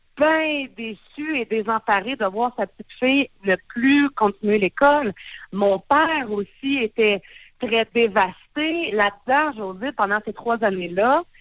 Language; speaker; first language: French; native; French